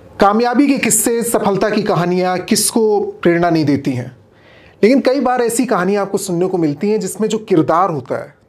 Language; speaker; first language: Hindi; native; Hindi